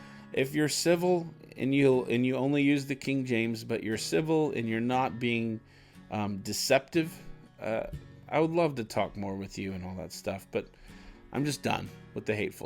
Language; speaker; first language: English; native; English